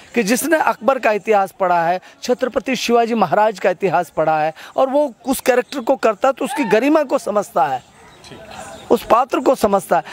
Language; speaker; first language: Hindi; non-native, local second language; Gujarati